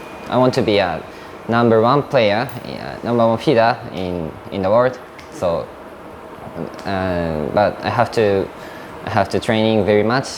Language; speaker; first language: English; non-native, learner; Japanese